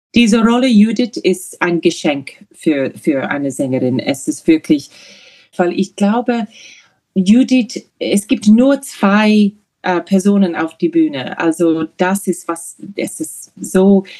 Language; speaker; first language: German; non-native, learner; English